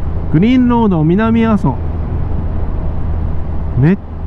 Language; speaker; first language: Japanese; native; Japanese